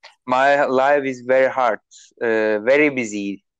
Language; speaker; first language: English; non-native, learner; Turkish